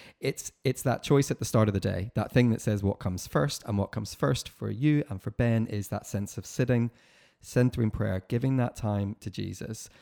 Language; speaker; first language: English; native; English